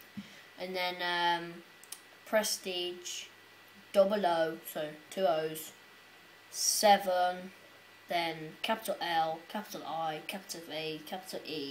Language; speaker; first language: English; native; English